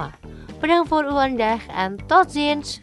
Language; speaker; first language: Dutch; non-native, learner; Indonesian